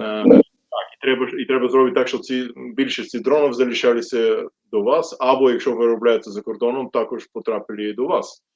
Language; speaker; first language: Ukrainian; non-native, fluent; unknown